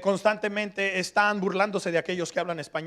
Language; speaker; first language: Spanish; early bilingual, heritage; Spanish